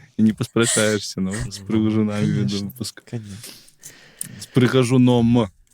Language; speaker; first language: Belarusian; non-native, local second language; Russian